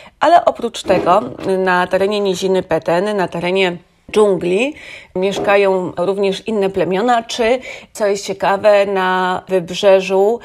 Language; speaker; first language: Polish; native; Polish